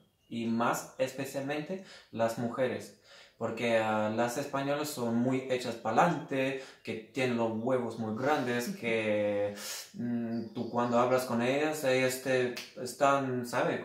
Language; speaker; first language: Spanish; non-native, fluent; Lithuanian